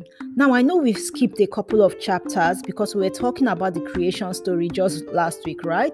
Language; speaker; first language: English; non-native, local second language; Yoruba